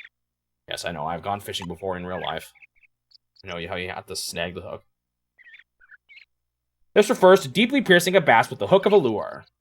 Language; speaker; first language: English; native; English